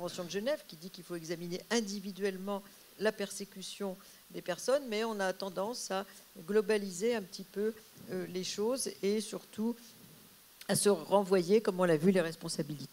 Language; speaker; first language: French; native; French